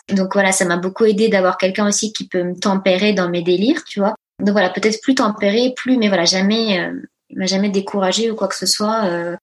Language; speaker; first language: French; early bilingual, other home language; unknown